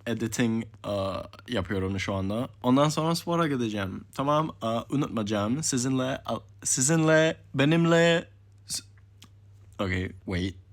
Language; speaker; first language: Turkish; early bilingual, heritage; Turkish